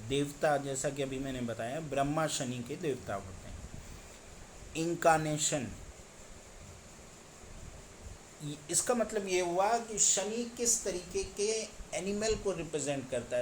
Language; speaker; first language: Hindi; native; Hindi